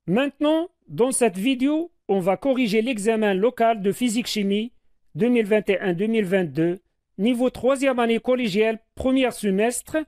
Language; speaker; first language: French; non-native, local second language; Arabic